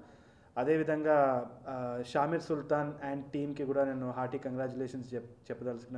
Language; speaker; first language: Telugu; native; Telugu